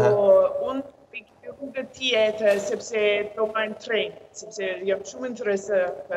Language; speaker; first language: Albanian; non-native, learner; English